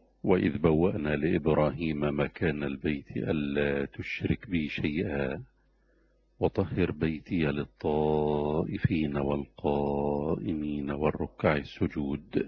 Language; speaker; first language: Arabic; native; Arabic